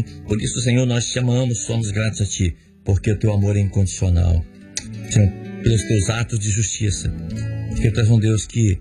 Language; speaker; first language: Portuguese; native; Portuguese